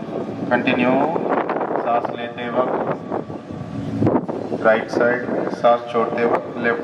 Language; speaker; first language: Hindi; non-native, local second language; Telugu